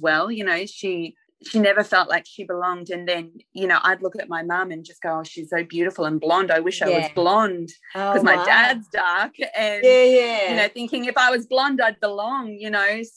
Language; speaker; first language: English; native; English